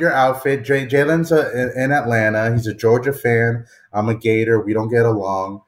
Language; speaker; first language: English; native; English